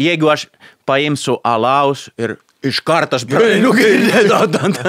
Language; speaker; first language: Lithuanian; non-native, learner; Finnish